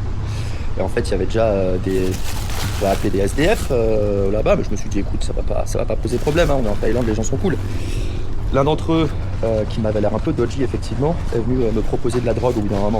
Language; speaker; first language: French; native; French